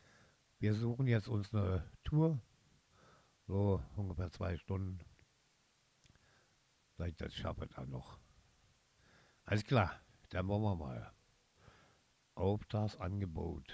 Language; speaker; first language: German; native; German